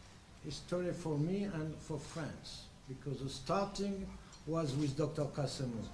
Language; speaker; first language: English; non-native, learner; French